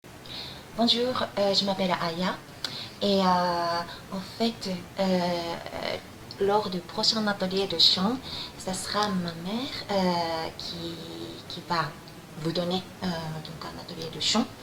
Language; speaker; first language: French; non-native, fluent; Japanese